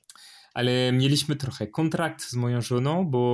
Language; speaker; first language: Polish; non-native, learner; French